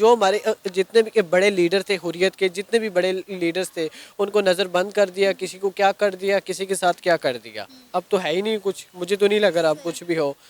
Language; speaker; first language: Urdu; non-native, local second language; Kashmiri